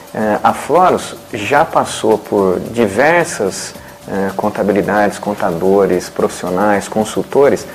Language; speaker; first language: Portuguese; native; Portuguese